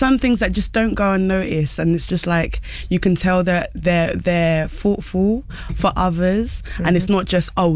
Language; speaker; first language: English; native; English